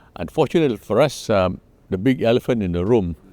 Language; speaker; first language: English; non-native, local second language; Malay